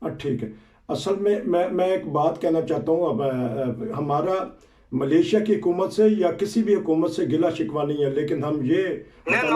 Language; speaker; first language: Hindi; non-native, local second language; Punjabi